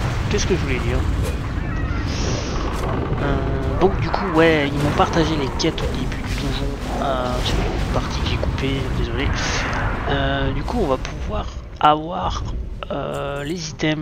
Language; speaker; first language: French; native; French